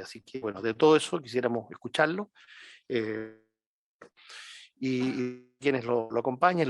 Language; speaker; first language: Spanish; native; Spanish